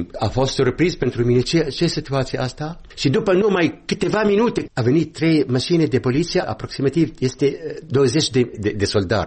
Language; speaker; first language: Romanian; non-native, learner; Arabic